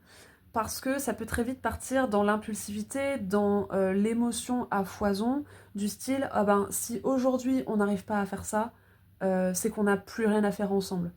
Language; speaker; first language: French; native; French